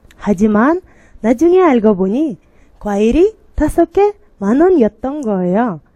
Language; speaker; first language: Korean; non-native, learner; Kyrgyz